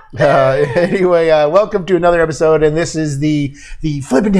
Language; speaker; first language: English; native; English